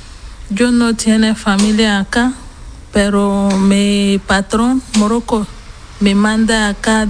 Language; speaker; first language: Spanish; non-native, learner; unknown